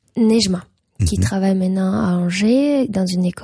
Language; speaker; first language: French; non-native, fluent; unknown